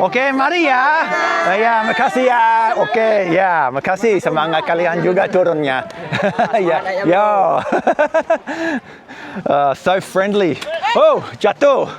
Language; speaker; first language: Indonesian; non-native, learner; English